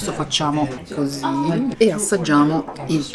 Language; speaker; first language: Italian; native; Italian